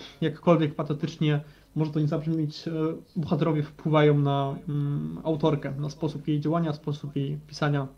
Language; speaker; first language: Polish; native; Polish